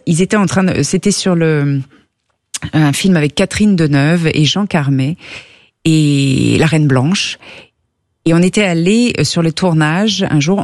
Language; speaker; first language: French; native; French